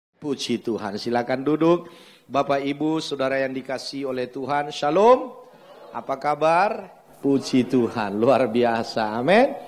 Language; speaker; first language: Indonesian; native; Indonesian